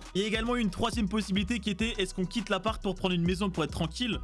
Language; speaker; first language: French; native; French